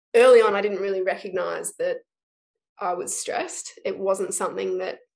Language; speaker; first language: English; native; English